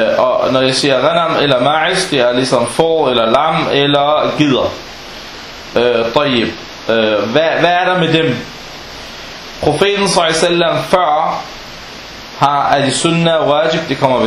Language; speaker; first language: Danish; non-native, fluent; Arabic